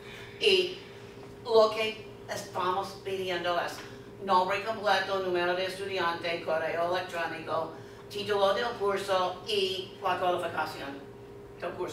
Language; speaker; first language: Spanish; non-native, fluent; English